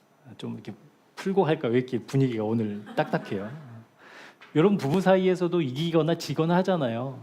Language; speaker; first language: Korean; native; Korean